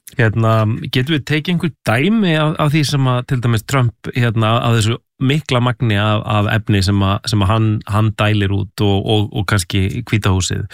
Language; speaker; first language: Icelandic; native; Icelandic